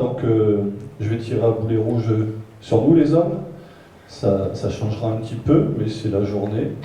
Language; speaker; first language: French; native; French